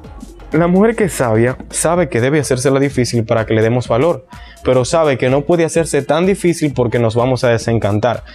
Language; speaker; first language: Spanish; native; Spanish